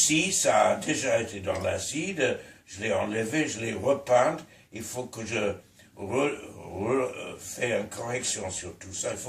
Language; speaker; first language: French; non-native, fluent; English